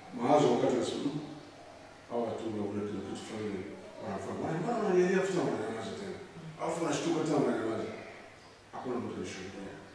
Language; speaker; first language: Swahili; native; Swahili